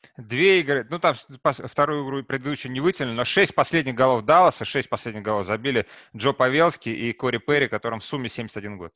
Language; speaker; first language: Russian; native; Russian